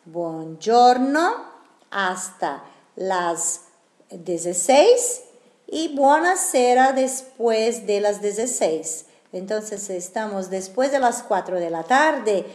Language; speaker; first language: Spanish; non-native, fluent; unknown